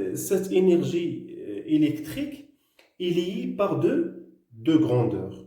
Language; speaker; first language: French; non-native, local second language; Arabic